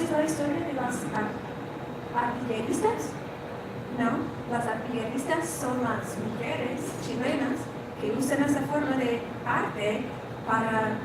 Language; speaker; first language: Spanish; non-native, fluent; English